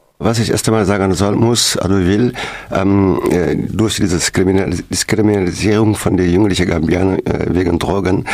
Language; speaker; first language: German; non-native, learner; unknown